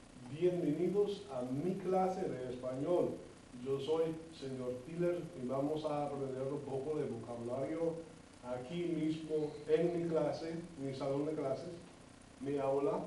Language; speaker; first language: Spanish; non-native, fluent; English